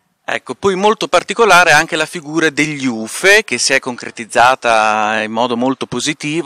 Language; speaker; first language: Italian; native; Italian